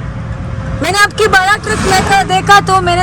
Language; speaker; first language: Hindi; non-native, local second language; Malayalam